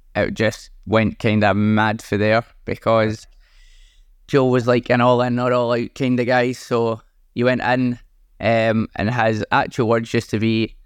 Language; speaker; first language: English; native; English